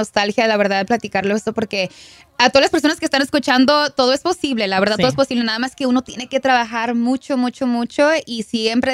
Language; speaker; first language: Spanish; early bilingual, heritage; Spanish